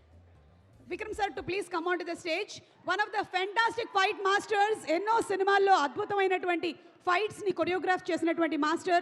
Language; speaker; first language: Telugu; native; Telugu